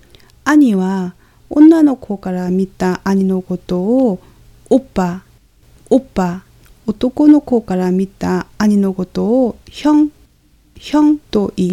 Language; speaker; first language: Japanese; non-native, fluent; Korean